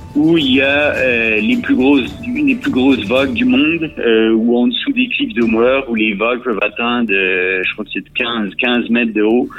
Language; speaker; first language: French; native; French